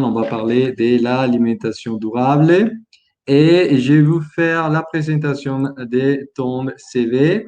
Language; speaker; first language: French; non-native, learner; Spanish